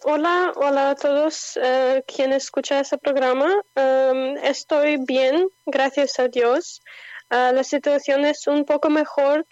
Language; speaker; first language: Spanish; non-native, fluent; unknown